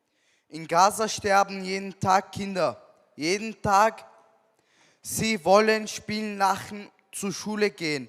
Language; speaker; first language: German; non-native, learner; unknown